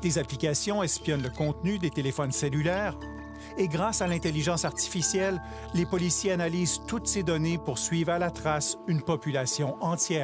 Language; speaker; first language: French; native; French